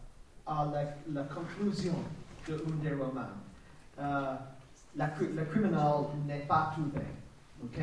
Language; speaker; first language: French; non-native, learner; English